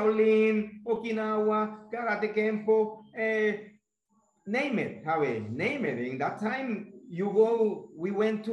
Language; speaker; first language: English; non-native, learner; Spanish